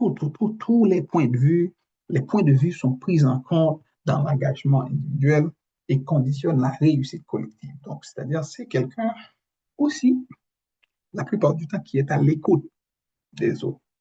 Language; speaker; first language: French; non-native, local second language; Haitian Creole